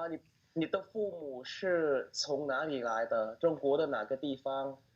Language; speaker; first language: Chinese; non-native, fluent; Thai